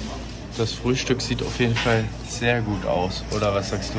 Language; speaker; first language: German; native; German